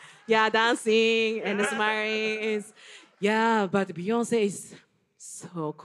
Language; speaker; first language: English; non-native, learner; Japanese